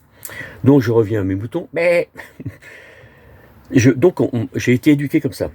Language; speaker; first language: French; native; French